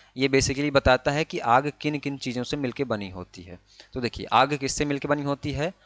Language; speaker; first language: Hindi; native; Hindi